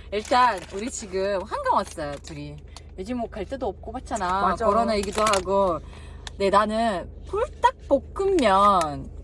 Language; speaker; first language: Korean; native; Korean